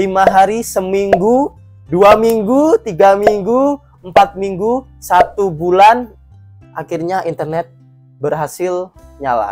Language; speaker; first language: Indonesian; native; Indonesian